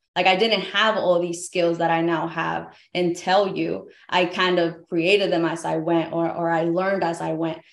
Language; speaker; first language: English; early bilingual, other home language; Spanish